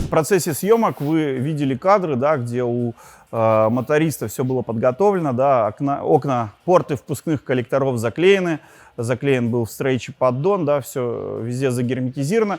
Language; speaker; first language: Russian; native; Russian